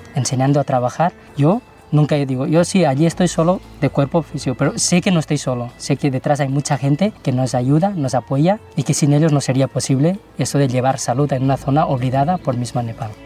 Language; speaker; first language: Spanish; early bilingual, other home language; Nepali